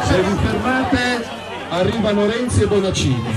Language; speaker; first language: Italian; native; Italian